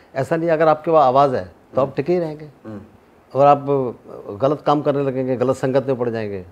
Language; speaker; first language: Hindi; native; Hindi